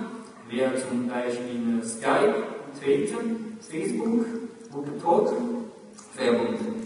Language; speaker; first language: German; non-native, learner; Chinese